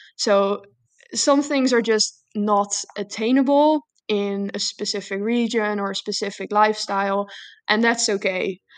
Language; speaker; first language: English; non-native, fluent; Dutch